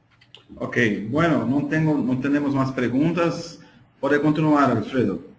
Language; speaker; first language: Spanish; non-native, fluent; Portuguese